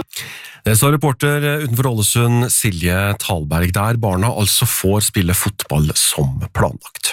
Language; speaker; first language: Norwegian; native; Norwegian